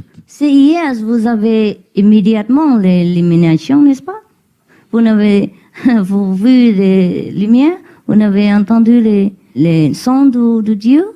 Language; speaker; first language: French; non-native, learner; Vietnamese